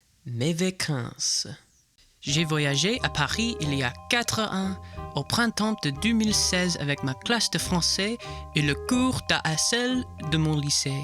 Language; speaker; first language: French; non-native, learner; English